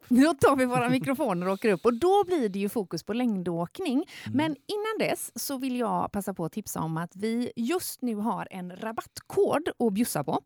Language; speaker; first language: Swedish; native; Swedish